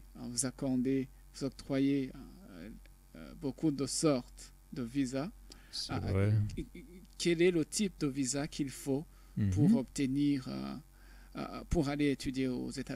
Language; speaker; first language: French; non-native, local second language; Rundi